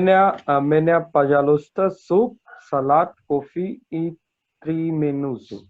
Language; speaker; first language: Russian; non-native, learner; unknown